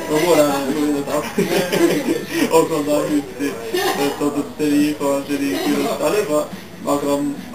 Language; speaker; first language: Georgian; non-native, learner; English